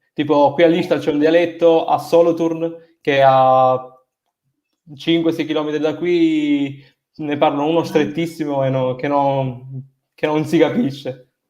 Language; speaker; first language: Italian; native; Italian